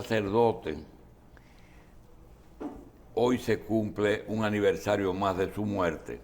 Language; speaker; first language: Spanish; native; Spanish